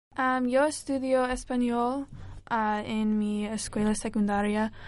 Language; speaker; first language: Spanish; non-native, learner; English